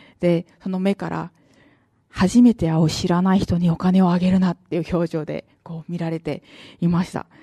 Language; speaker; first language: Japanese; non-native, fluent; Korean